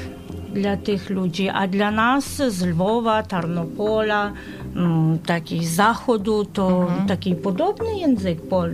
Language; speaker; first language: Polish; non-native, learner; Ukrainian